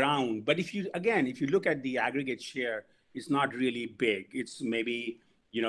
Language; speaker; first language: English; non-native, local second language; Bangla